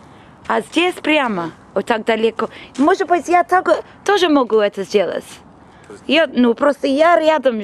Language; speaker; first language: Russian; non-native, learner; English